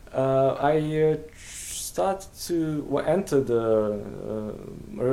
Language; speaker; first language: English; non-native, fluent; Romanian